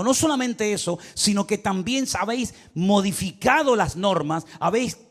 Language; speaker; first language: Spanish; native; Spanish